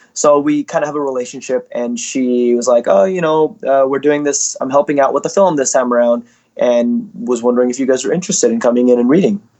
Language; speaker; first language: English; early bilingual, other home language; Indonesian